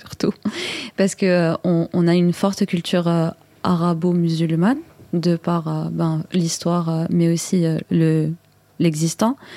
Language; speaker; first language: French; non-native, local second language; Arabic